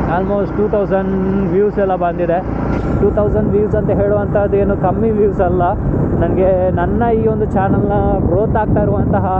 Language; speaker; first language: Kannada; non-native, local second language; Tulu